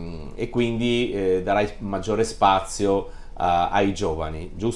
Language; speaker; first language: Italian; native; Italian